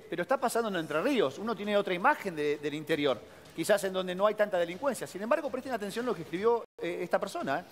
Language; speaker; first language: Spanish; native; Spanish